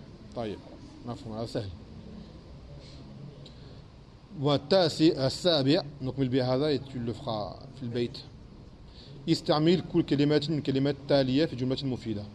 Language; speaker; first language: Arabic; non-native, fluent; French